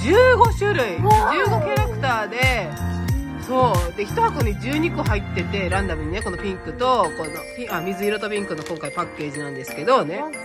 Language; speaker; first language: Japanese; native; Japanese